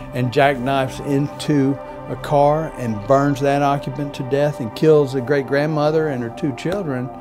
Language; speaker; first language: English; native; English